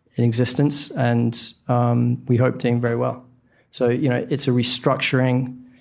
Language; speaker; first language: English; native; English